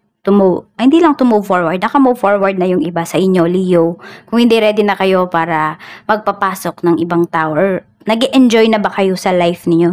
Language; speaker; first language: Filipino; native; Filipino